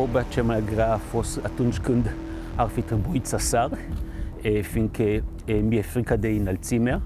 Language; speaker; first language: Romanian; non-native, fluent; Hebrew